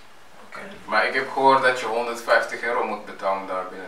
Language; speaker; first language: Dutch; early bilingual, other home language; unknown